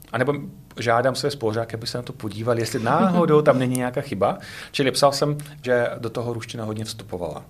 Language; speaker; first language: Czech; non-native, fluent; Russian